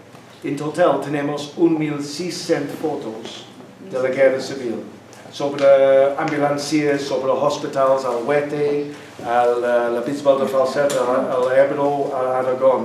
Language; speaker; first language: Spanish; non-native, learner; English